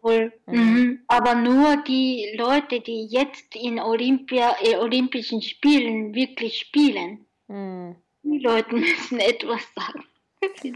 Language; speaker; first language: German; non-native, learner; Japanese